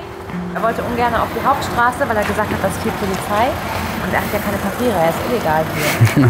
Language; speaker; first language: German; native; German